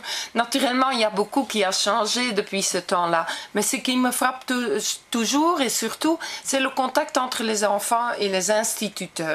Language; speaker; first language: French; non-native, local second language; Dutch